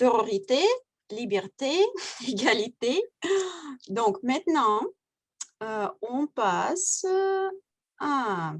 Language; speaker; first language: French; non-native, fluent; Russian